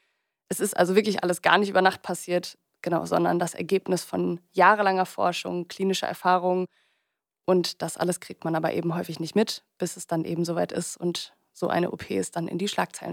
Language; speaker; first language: German; native; German